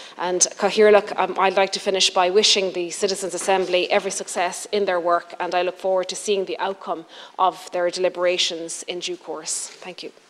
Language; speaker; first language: English; native; English